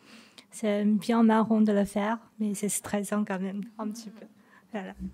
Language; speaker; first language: French; non-native, fluent; Chinese